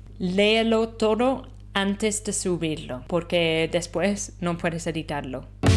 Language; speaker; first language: Spanish; non-native, fluent; English